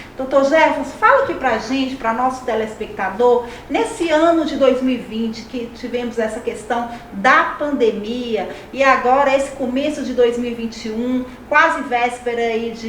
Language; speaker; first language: Portuguese; native; Portuguese